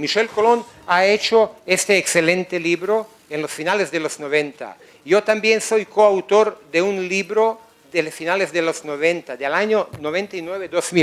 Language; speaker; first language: Spanish; native; Spanish